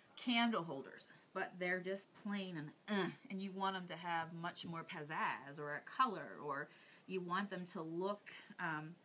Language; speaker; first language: English; native; English